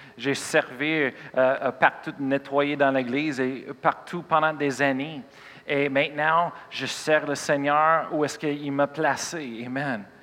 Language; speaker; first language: French; non-native, fluent; English